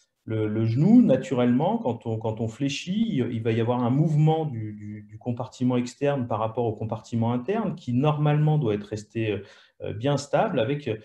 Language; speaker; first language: French; native; French